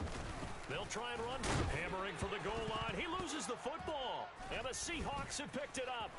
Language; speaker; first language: English; native; English